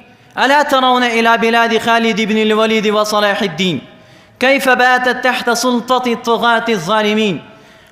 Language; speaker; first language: Arabic; non-native, fluent; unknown